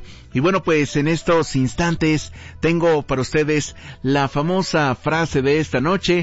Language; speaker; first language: Spanish; native; Spanish